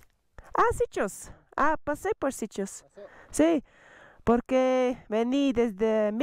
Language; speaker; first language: Spanish; non-native, learner; Dutch